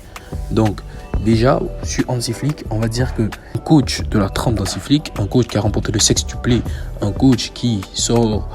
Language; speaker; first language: French; native; French